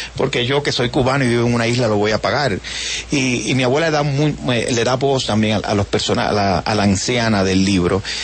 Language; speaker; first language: Spanish; native; Spanish